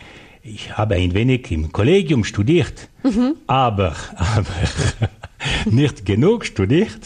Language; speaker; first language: German; non-native, local second language; French